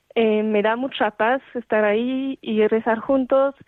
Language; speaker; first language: Spanish; non-native, fluent; French